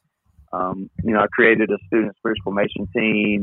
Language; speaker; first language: English; native; English